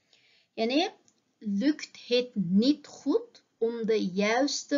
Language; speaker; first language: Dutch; non-native, learner; Uyghur